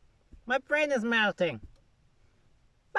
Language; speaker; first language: English; non-native, fluent; German